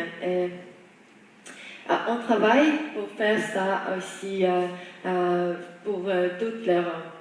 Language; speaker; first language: French; non-native, fluent; Estonian